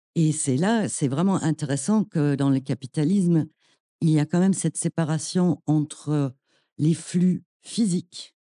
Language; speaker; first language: French; non-native, fluent; German